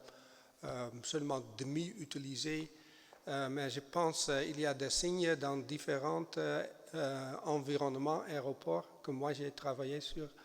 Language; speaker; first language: French; non-native, fluent; German